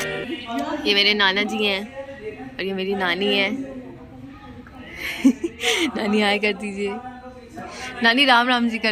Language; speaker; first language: Hindi; native; Hindi